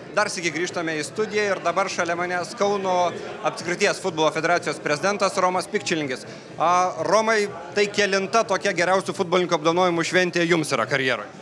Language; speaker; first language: Lithuanian; native; Lithuanian